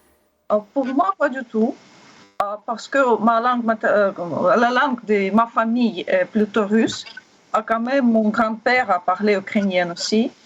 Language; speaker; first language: French; non-native, learner; Russian